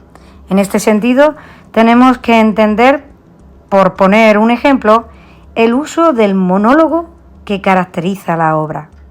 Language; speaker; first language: Spanish; native; Spanish